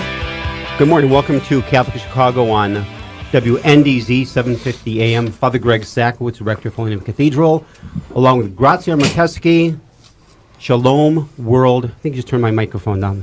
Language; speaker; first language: English; native; English